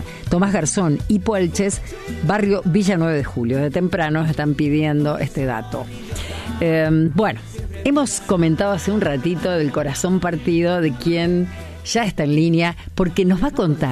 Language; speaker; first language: Spanish; native; Spanish